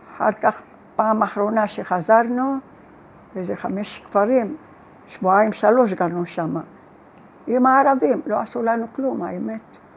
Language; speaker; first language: Hebrew; non-native, fluent; Arabic